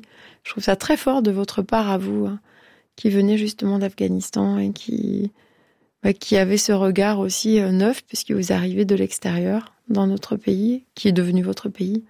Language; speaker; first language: French; native; French